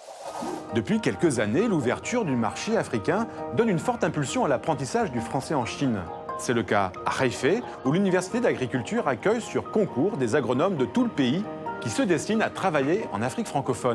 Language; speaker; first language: French; native; French